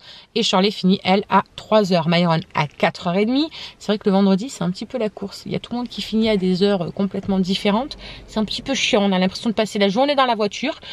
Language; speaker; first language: French; native; French